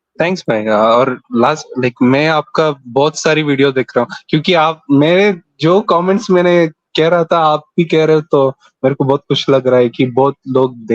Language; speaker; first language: Hindi; non-native, local second language; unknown